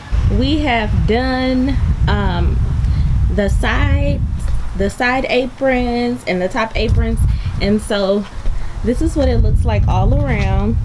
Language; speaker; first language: English; native; English